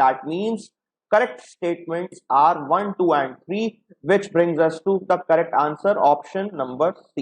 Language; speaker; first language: English; non-native, local second language; Hindi